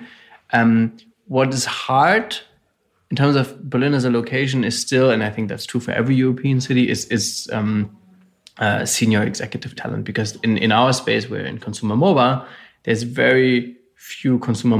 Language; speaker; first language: English; non-native, fluent; German